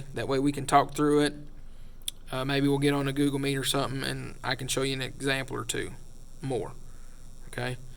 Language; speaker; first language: English; native; English